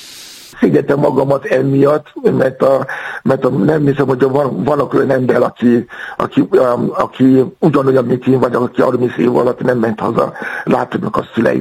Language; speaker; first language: Hungarian; non-native, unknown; Yoruba